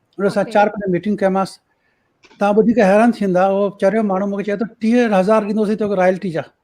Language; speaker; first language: Sindhi; early bilingual, heritage; Sindhi